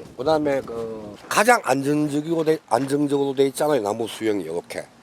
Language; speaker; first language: Korean; native; Korean